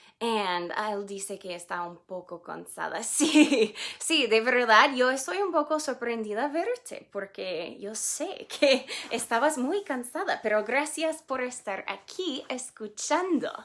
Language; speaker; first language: Spanish; non-native, fluent; English